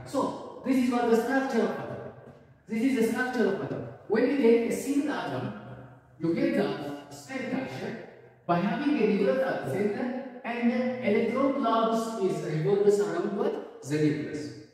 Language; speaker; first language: English; non-native, local second language; Amharic